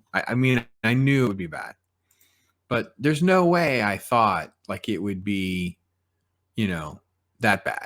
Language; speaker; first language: English; native; English